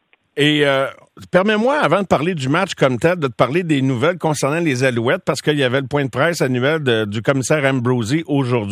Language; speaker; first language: French; native; French